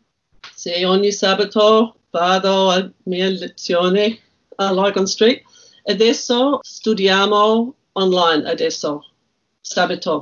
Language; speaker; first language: Italian; non-native, learner; English